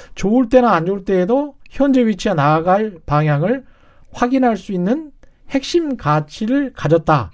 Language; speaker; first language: Korean; native; Korean